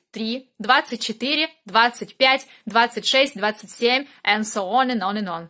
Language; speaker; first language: English; non-native, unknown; Russian